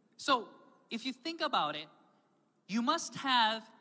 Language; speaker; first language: English; native; English